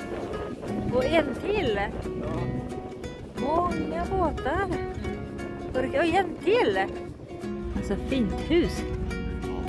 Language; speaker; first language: Swedish; non-native, learner; Japanese